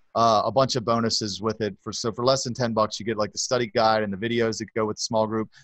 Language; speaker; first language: English; native; English